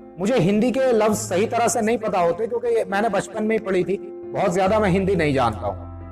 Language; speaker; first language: Hindi; native; Hindi